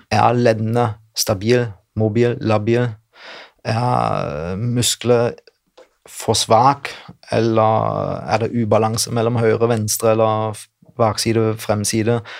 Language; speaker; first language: Norwegian; non-native, fluent; German